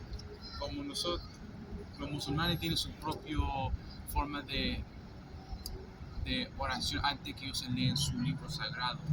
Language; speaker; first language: Spanish; non-native, fluent; English